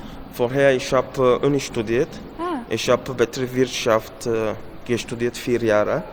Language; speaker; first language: German; non-native, learner; Turkish